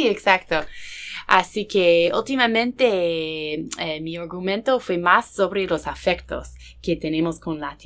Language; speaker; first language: Spanish; non-native, fluent; English